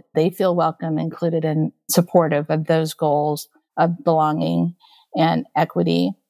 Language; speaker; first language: English; early bilingual, other home language; Japanese